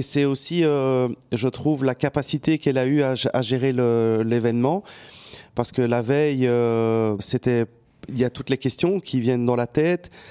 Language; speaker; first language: French; native; French